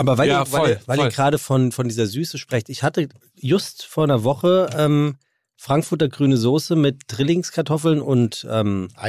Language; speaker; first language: German; native; German